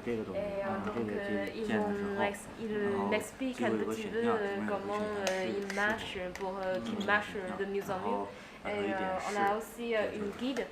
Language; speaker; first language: French; non-native, fluent; Chinese